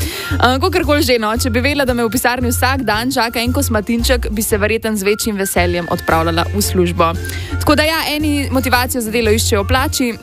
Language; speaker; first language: Slovenian; native; Slovenian